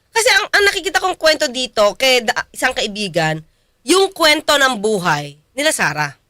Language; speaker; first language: Filipino; native; Filipino